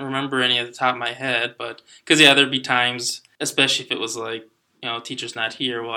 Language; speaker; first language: English; native; English